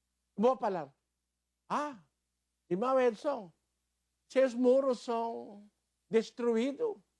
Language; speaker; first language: Portuguese; non-native, learner; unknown